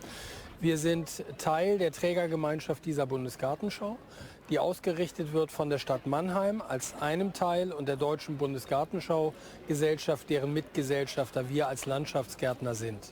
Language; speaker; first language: German; native; German